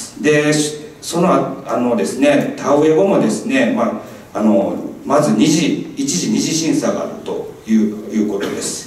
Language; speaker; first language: Japanese; native; Japanese